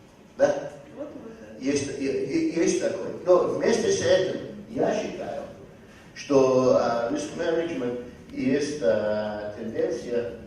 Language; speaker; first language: Russian; non-native, fluent; English